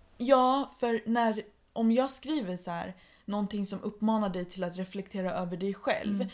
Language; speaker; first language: Swedish; early bilingual, other home language; Persian